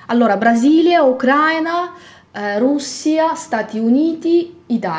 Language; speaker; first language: Italian; non-native, fluent; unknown